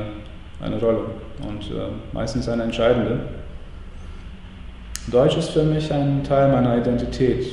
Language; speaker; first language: German; non-native, fluent; Latvian